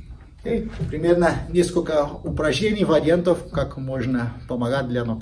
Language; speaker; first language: Russian; non-native, learner; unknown